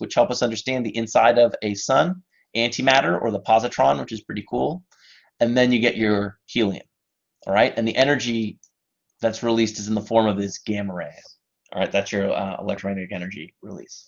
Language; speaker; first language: English; native; English